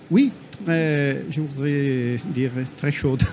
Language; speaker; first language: French; non-native, fluent; Italian